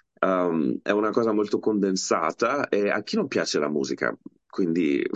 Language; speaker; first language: Italian; non-native, fluent; Albanian